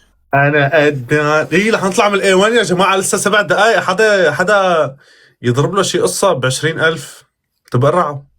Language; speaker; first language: Arabic; native; Arabic